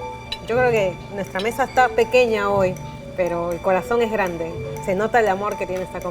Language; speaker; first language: Spanish; native; Spanish